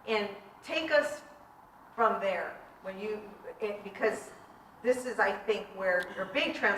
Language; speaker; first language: English; native; English